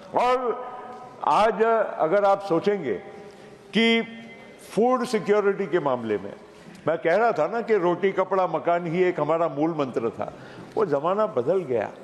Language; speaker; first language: Hindi; non-native, local second language; Gujarati